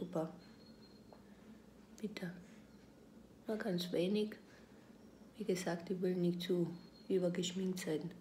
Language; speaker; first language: German; non-native, fluent; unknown